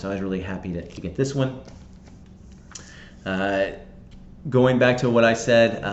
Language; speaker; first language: English; native; English